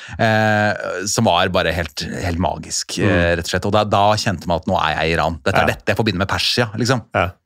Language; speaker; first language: Norwegian; native; Norwegian